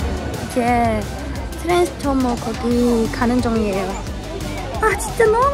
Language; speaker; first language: Korean; non-native, learner; Chinese